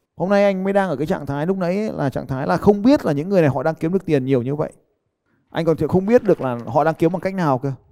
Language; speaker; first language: Vietnamese; native; Vietnamese